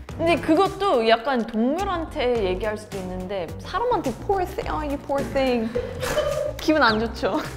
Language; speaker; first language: Korean; non-native, fluent; English